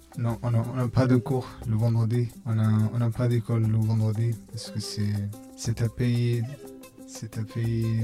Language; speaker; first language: French; non-native, learner; Bangla